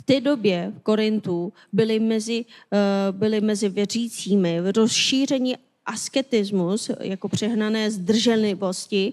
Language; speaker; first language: Czech; non-native, fluent; Korean